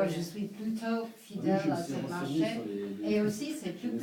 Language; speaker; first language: French; non-native, fluent; English